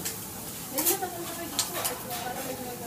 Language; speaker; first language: Filipino; non-native, local second language; Iloko